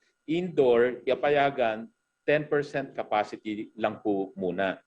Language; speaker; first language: Filipino; native; Filipino